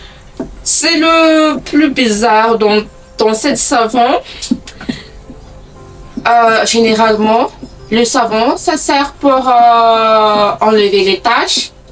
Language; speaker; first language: French; non-native, local second language; Malagasy